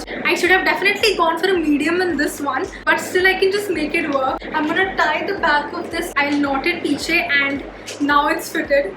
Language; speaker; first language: English; non-native, local second language; Hindi